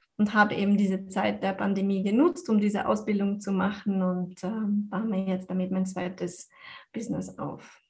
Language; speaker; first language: German; non-native, fluent; French